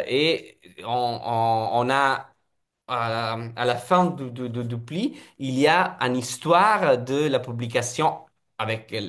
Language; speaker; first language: French; non-native, fluent; Italian